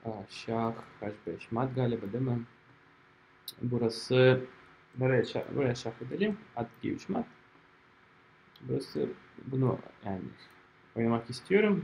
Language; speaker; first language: Turkish; non-native, fluent; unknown